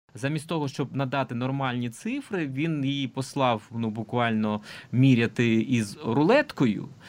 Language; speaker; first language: Ukrainian; non-native, local second language; Russian